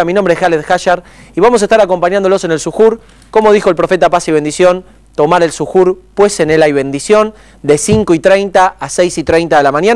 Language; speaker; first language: Spanish; native; Spanish